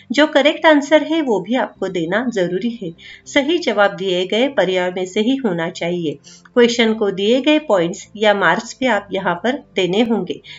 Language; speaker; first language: Hindi; non-native, local second language; Marathi